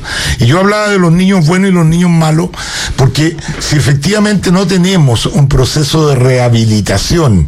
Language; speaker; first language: Spanish; native; Spanish